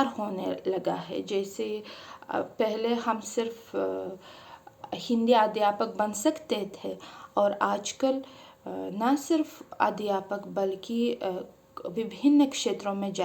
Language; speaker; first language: Hindi; non-native, fluent; Uzbek